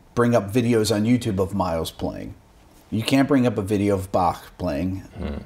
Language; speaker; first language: English; native; English